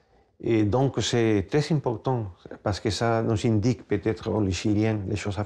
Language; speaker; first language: French; non-native, fluent; Spanish